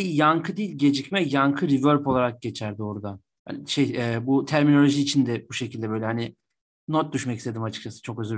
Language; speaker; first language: Turkish; native; Turkish